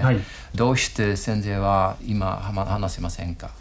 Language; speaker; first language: Japanese; non-native, learner; Western Frisian